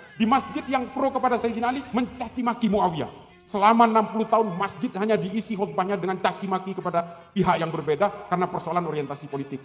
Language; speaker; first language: Indonesian; non-native, local second language; Madurese